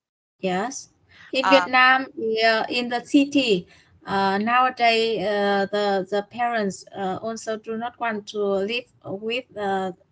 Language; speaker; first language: English; non-native, learner; Vietnamese